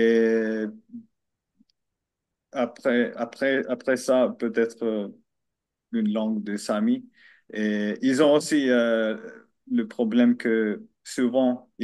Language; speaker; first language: French; non-native, learner; Finnish